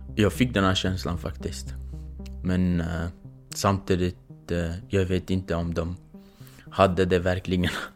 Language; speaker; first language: Swedish; non-native, fluent; Kurdish